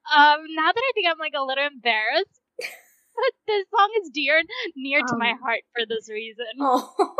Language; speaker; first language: English; native; English